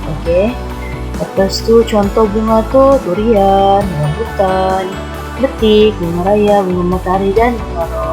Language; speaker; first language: Malay; native; Malay